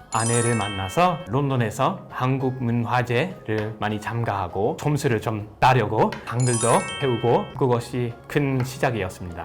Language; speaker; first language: Korean; non-native, fluent; English